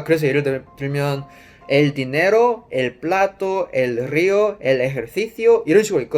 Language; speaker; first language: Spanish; non-native, fluent; Korean